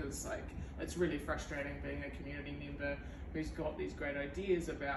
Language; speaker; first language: English; native; English